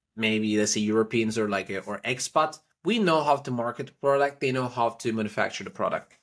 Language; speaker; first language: English; non-native, fluent; Turkish